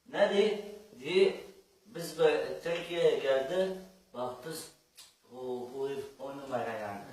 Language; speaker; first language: Turkish; non-native, learner; Arabic